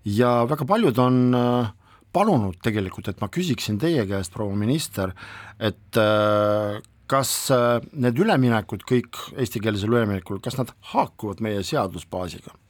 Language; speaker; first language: Estonian; non-native, local second language; Russian